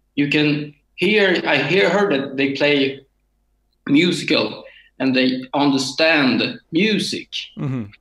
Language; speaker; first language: English; non-native, learner; Swedish